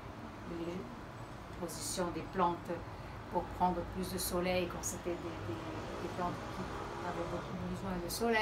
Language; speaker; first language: French; early bilingual, heritage; Portuguese